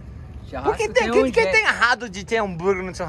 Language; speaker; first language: Portuguese; non-native, learner; English